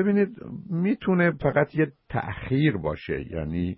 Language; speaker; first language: Persian; native; Persian